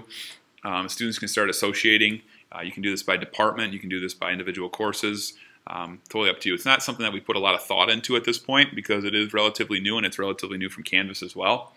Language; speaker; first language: English; native; English